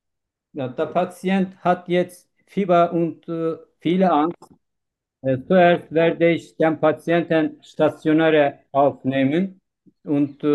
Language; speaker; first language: German; non-native, learner; Turkish